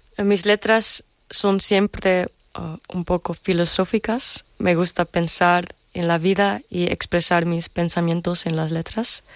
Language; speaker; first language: Spanish; non-native, learner; English